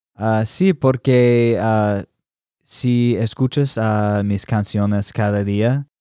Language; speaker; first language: Spanish; non-native, learner; English